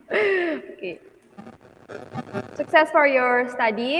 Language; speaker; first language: English; non-native, learner; Indonesian